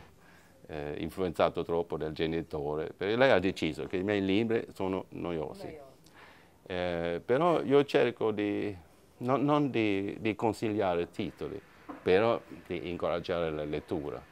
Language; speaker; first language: Italian; non-native, fluent; Swedish